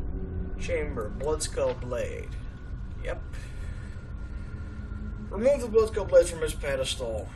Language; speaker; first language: English; native; English